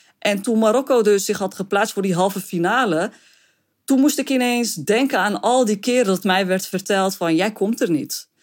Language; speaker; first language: Dutch; early bilingual, other home language; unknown